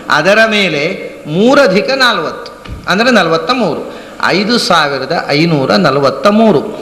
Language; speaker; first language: Kannada; non-native, local second language; Tulu